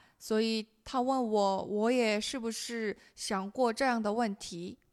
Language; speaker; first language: Chinese; non-native, fluent; Korean